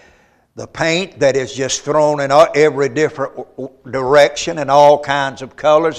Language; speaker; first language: English; native; English